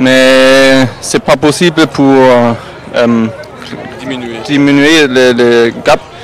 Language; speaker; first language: French; non-native, learner; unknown